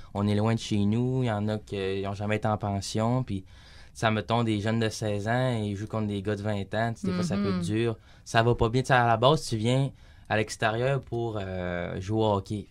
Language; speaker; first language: French; native; French